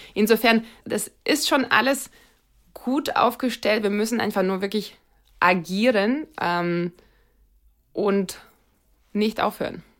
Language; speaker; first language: German; non-native, fluent; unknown